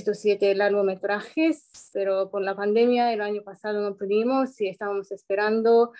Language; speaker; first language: Spanish; non-native, fluent; Japanese